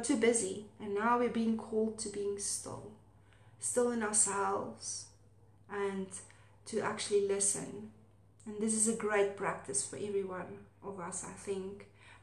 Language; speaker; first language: English; non-native, local second language; Afrikaans